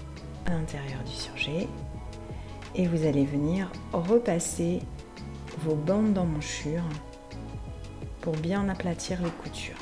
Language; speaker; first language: French; native; French